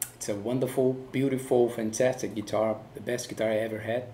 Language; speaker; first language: English; non-native, fluent; Portuguese